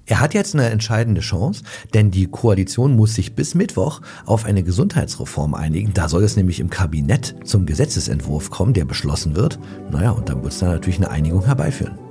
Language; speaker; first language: German; native; German